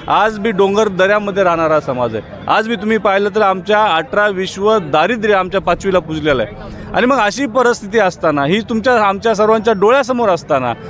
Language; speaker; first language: Marathi; non-native, local second language; Lambadi